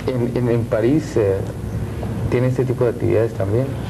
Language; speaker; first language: Spanish; native; Spanish